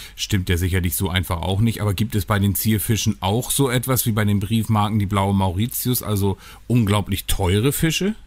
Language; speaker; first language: German; native; German